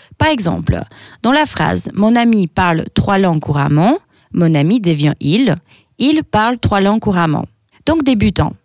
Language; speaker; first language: French; non-native, fluent; Albanian